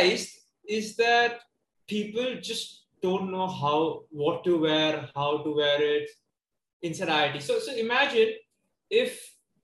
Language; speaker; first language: English; non-native, local second language; Hindi